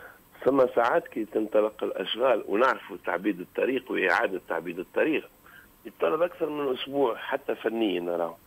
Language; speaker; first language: Arabic; native; Arabic